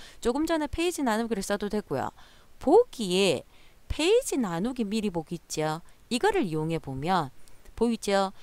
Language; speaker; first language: Korean; native; Korean